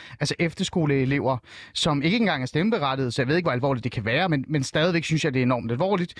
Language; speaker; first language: Danish; early bilingual, other home language; Persian